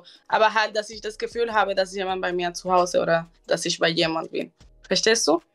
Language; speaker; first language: German; non-native, learner; Spanish